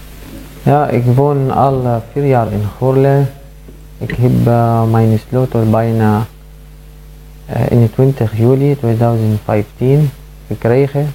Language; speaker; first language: Dutch; non-native, learner; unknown